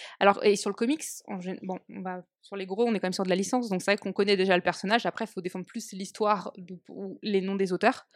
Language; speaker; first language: French; native; French